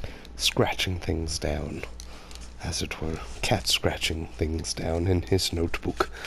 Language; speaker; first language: English; native; English